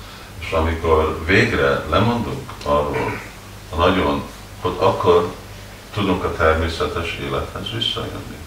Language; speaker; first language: Hungarian; early bilingual, heritage; Hungarian